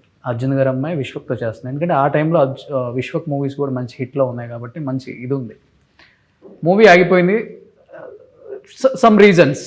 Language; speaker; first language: Telugu; native; Telugu